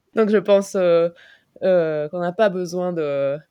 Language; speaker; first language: French; non-native, fluent; Spanish